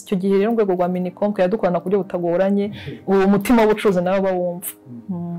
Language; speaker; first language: Kinyarwanda; early bilingual, heritage; Kinyarwanda